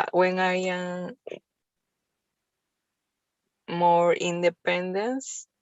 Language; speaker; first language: English; non-native, learner; Spanish